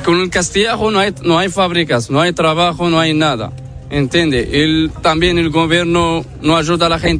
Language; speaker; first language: Spanish; non-native, learner; Arabic